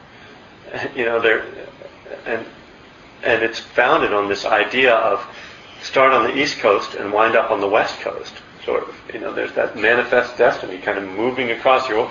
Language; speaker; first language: English; native; English